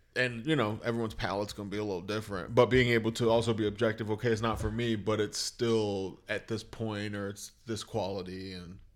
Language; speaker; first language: English; native; English